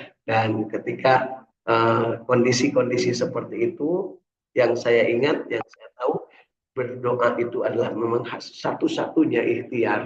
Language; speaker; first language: Indonesian; native; Indonesian